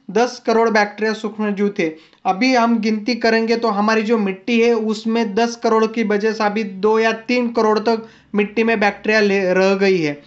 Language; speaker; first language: Hindi; non-native, local second language; Marathi